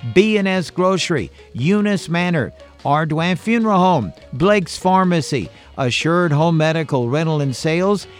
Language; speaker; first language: English; native; English